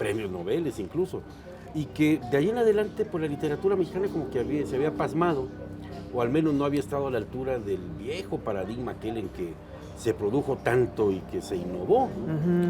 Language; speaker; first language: Spanish; native; Spanish